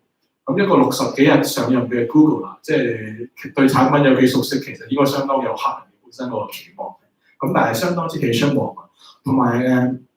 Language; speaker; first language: Chinese; native; Chinese